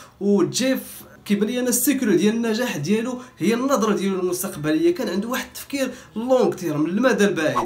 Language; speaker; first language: Arabic; native; Arabic